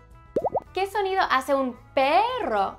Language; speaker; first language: Spanish; early bilingual, heritage; Spanish